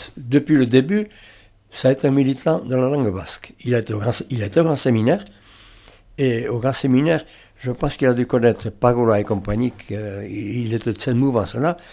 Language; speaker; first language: French; non-native, local second language; Basque